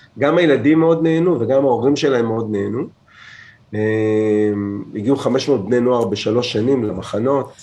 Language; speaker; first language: Hebrew; native; Hebrew